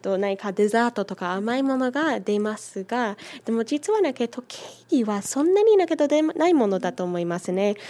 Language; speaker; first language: Japanese; non-native, fluent; English